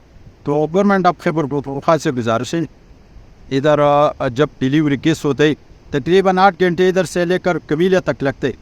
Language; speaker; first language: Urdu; non-native, local second language; Pashto